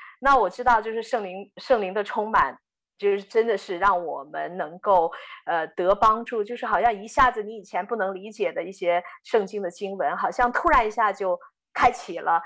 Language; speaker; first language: Chinese; native; Chinese